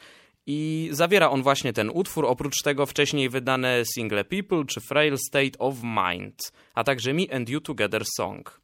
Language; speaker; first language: Polish; native; Polish